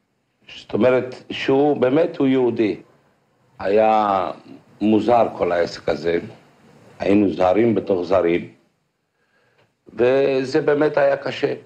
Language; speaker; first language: Hebrew; non-native, fluent; Ladino